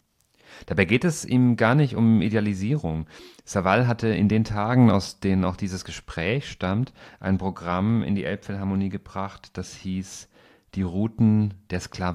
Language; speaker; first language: German; native; German